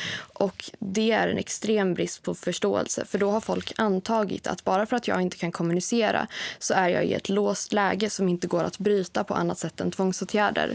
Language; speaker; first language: Swedish; native; Swedish